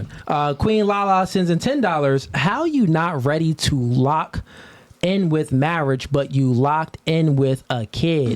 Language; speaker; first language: English; native; English